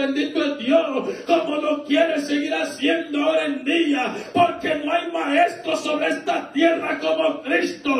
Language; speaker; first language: Spanish; native; Spanish